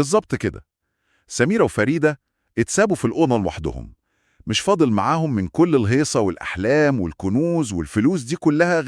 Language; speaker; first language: Arabic; native; Arabic